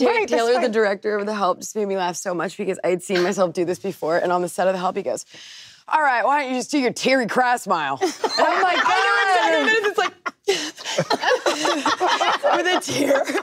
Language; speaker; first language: English; native; English